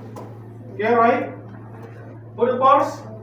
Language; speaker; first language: English; non-native, learner; Indonesian